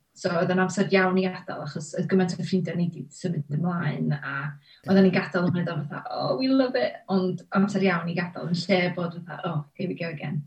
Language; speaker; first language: Welsh; native; Welsh